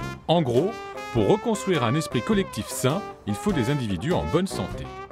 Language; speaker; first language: French; native; French